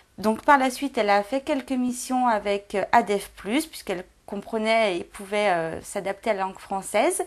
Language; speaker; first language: French; native; French